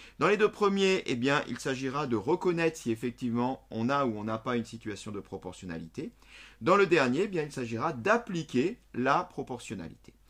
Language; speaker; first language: French; native; French